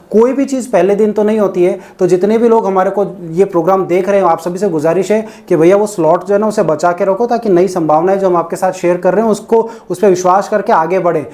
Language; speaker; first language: Hindi; native; Hindi